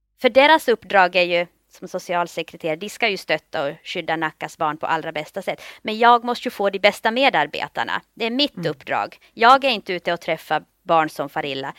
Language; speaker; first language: Swedish; native; Swedish